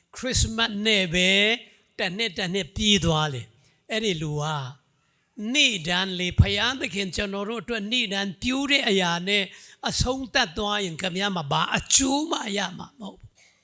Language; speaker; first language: Burmese; non-native, local second language; Hakha Chin